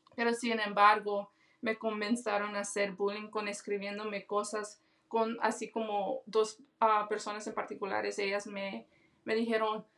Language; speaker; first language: Spanish; early bilingual, heritage; Spanish